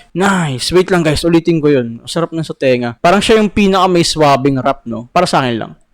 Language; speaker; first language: Filipino; native; Filipino